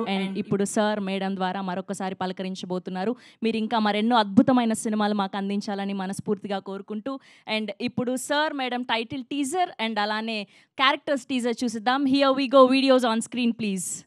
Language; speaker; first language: Telugu; native; Telugu